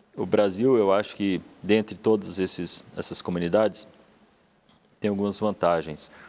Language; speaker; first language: Portuguese; native; Portuguese